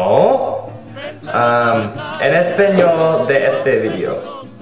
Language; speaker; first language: Spanish; non-native, learner; English